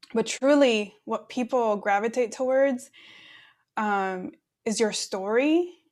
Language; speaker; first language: English; early bilingual, other home language; Spanish